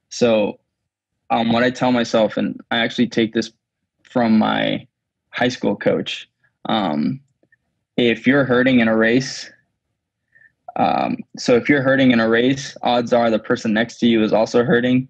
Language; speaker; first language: English; early bilingual, other home language; Spanish